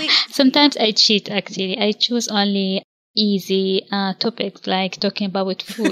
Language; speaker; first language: English; non-native, local second language; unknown